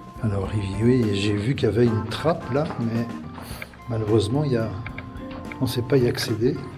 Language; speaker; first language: French; native; French